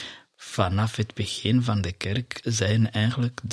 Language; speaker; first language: Dutch; non-native, fluent; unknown